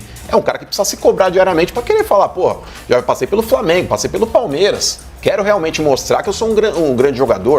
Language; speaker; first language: Portuguese; native; Portuguese